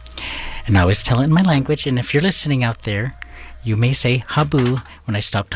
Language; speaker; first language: English; native; English